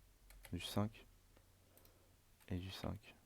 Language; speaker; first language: French; native; French